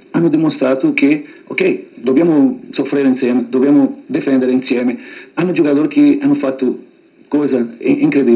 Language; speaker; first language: Italian; non-native, fluent; Portuguese